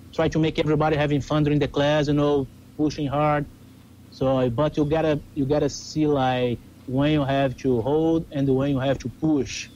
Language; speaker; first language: English; non-native, learner; Portuguese